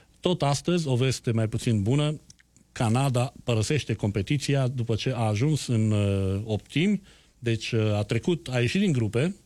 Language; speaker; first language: Romanian; native; Romanian